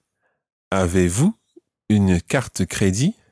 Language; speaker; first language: French; non-native, fluent; English